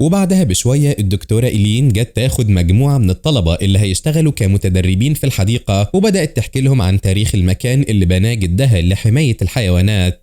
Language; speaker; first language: Arabic; native; Arabic